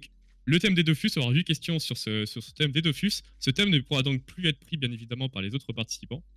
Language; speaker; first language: French; native; French